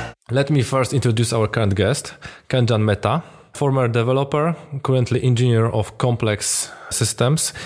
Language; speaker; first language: English; non-native, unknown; Polish